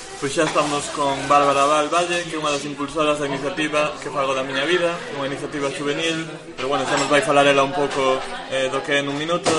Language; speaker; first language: Galician; native; Galician